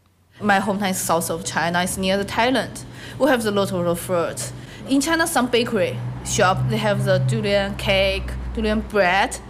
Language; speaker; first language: English; non-native, learner; Chinese